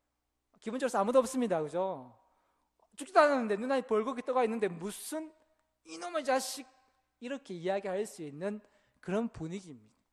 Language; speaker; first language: Korean; native; Korean